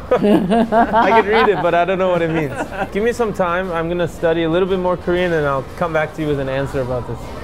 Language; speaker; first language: English; native; English